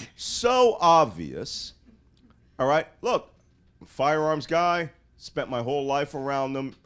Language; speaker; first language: English; native; English